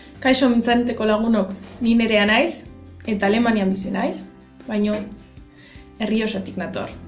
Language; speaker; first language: Basque; non-native, local second language; Spanish